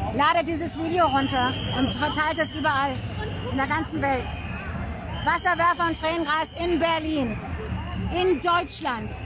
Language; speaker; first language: German; native; German